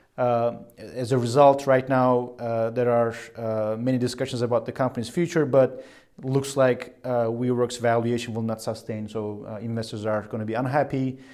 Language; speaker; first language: English; non-native, fluent; Turkish